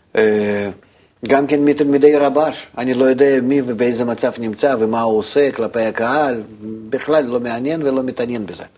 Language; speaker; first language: Hebrew; non-native, fluent; Russian